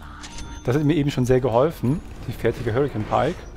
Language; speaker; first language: German; native; German